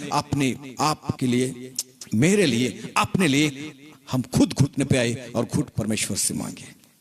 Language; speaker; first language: Hindi; non-native, local second language; Marathi